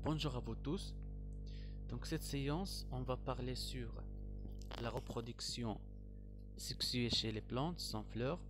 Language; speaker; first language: French; non-native, local second language; Arabic